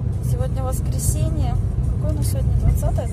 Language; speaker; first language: Russian; native; Russian